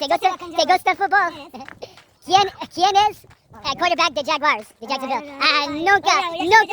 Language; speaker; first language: Spanish; non-native, learner; English